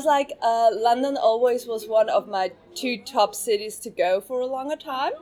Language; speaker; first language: English; non-native, fluent; German